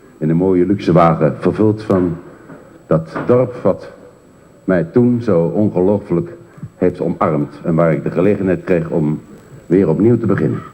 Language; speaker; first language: Dutch; native; Dutch